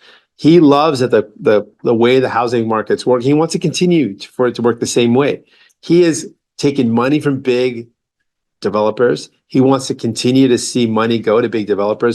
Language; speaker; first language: English; native; English